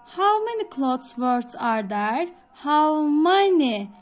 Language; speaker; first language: English; non-native, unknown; Turkish